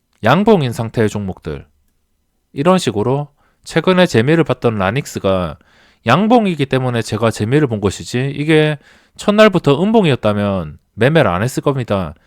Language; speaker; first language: Korean; native; Korean